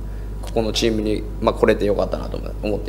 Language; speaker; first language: Japanese; native; Japanese